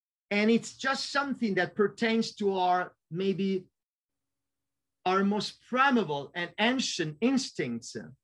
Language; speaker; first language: English; non-native, fluent; Italian